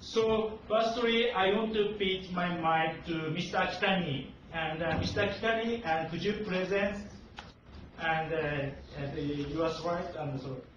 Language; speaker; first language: English; non-native, fluent; Japanese